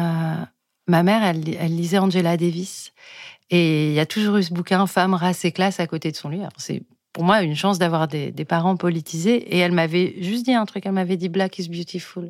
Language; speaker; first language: French; native; French